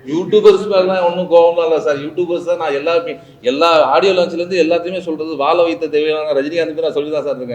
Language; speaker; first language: Tamil; native; Tamil